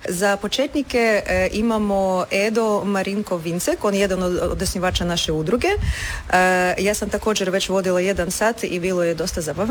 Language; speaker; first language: Croatian; non-native, fluent; Russian